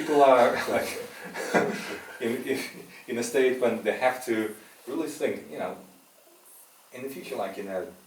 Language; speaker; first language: English; non-native, fluent; Russian